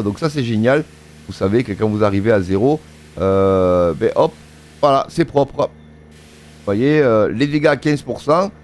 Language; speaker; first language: French; native; French